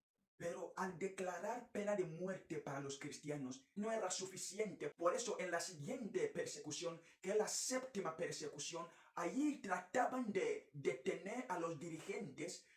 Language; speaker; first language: Spanish; non-native, fluent; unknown